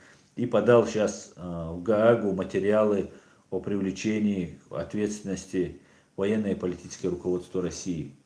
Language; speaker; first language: Russian; non-native, local second language; Chechen